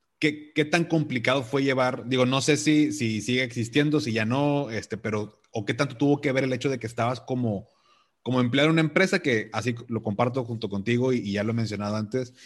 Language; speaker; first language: Spanish; native; Spanish